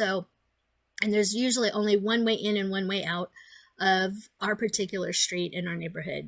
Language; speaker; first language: English; native; English